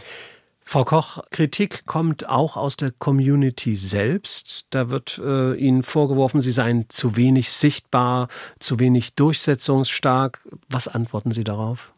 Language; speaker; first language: German; native; German